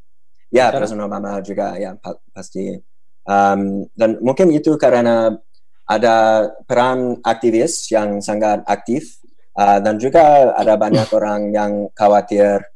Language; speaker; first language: Indonesian; non-native, fluent; English